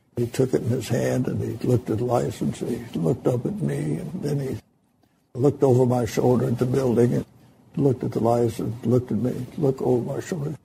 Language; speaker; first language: English; native; English